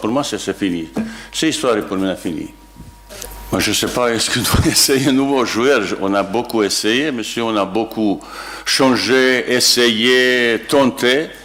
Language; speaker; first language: French; non-native, learner; Bosnian